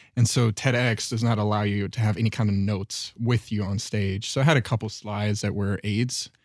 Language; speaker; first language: English; non-native, fluent; German